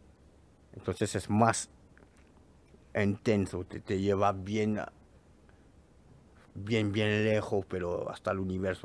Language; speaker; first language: Spanish; non-native, learner; French